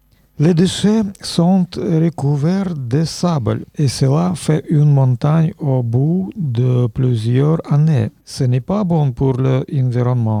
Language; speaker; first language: French; non-native, learner; Russian